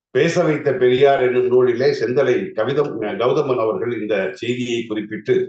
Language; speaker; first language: Tamil; native; Tamil